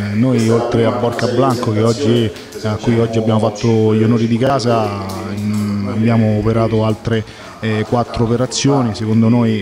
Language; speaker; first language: Italian; native; Italian